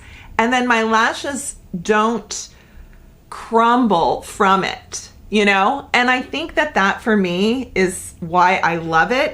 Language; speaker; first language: English; native; English